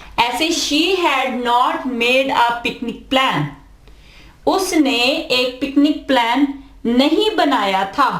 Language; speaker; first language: Urdu; native; Urdu